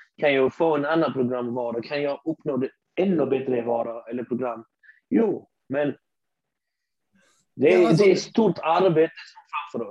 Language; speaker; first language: Swedish; early bilingual, other home language; Arabic